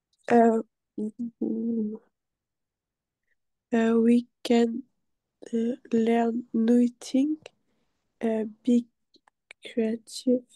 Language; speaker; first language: English; non-native, learner; French